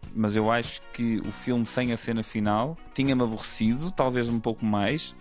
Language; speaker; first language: Portuguese; native; Portuguese